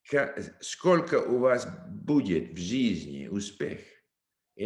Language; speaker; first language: Russian; non-native, learner; English